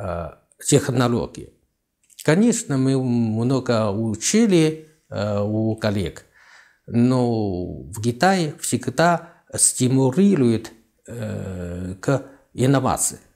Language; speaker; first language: Russian; non-native, learner; Chinese